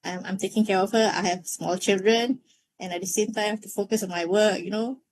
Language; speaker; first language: English; non-native, local second language; Malay